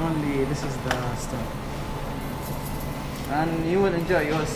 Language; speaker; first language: English; non-native, learner; Arabic